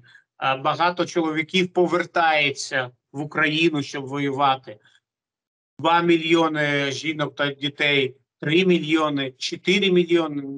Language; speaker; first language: Ukrainian; non-native, local second language; Russian